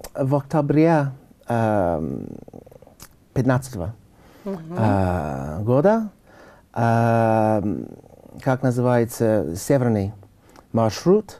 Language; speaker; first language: Russian; non-native, learner; English